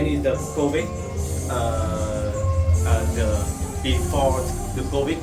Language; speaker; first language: English; non-native, learner; Vietnamese